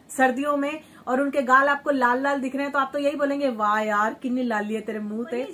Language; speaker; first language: Hindi; native; Hindi